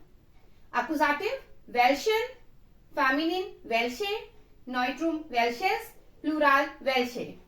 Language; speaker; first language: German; non-native, fluent; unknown